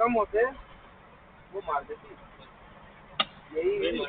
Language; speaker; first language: Hindi; native; Hindi